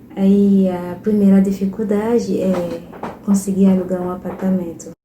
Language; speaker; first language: Portuguese; non-native, fluent; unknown